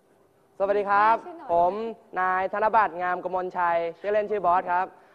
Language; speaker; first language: Thai; native; Thai